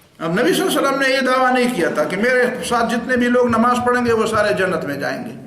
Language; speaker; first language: Urdu; non-native, local second language; Pashto